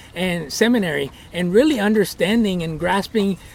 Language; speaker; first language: English; early bilingual, other home language; Spanish